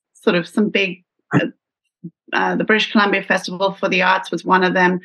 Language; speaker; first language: English; native; English